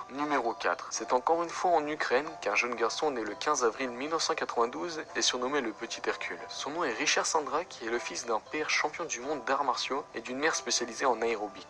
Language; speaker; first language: French; native; French